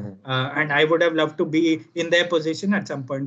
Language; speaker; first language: English; non-native, local second language; Gujarati